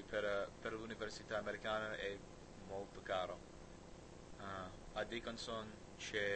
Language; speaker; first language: Italian; non-native, learner; English